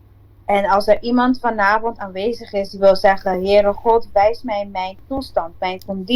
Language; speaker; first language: Dutch; non-native, local second language; Papiamento